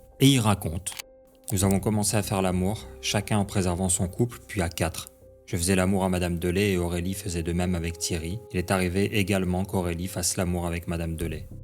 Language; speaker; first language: French; native; French